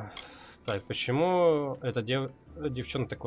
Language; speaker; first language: Russian; native; Russian